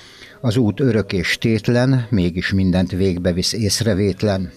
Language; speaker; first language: Hungarian; native; Hungarian